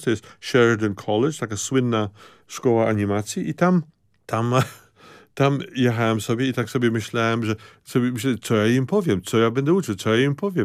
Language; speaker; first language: Polish; early bilingual, heritage; Polish